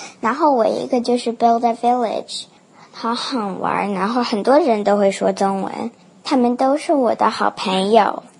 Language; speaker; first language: Chinese; early bilingual, heritage; Chinese